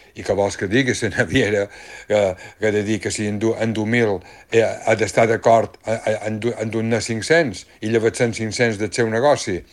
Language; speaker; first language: Catalan; native; Catalan